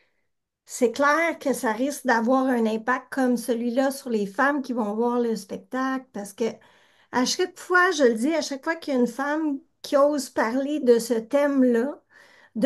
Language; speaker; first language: French; native; French